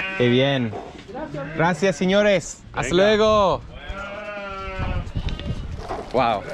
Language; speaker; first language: Spanish; non-native, fluent; English